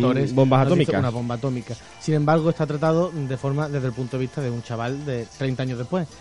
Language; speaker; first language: Spanish; native; Spanish